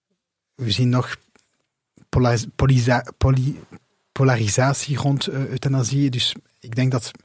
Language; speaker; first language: Dutch; non-native, local second language; French